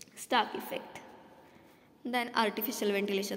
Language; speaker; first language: English; non-native, local second language; Marathi